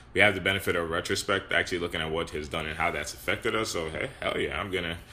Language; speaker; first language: English; non-native, local second language; Yoruba